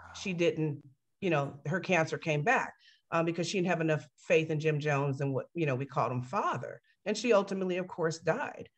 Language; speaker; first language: English; native; English